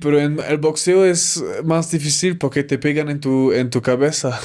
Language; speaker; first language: Spanish; non-native, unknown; German